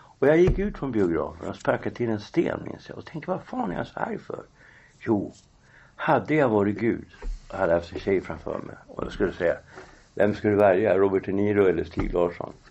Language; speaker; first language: Swedish; native; Swedish